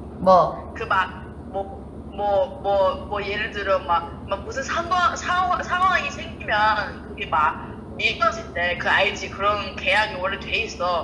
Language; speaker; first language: Korean; non-native, fluent; Chinese